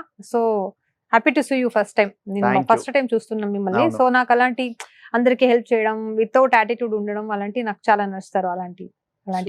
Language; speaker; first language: Telugu; non-native, local second language; Kannada